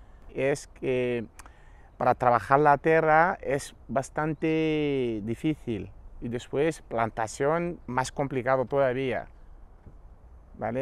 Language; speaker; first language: Spanish; non-native, learner; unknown